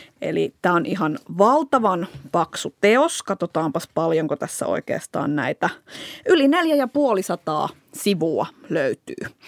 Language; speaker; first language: Finnish; native; Finnish